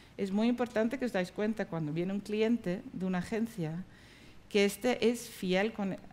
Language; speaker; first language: Spanish; non-native, fluent; Dutch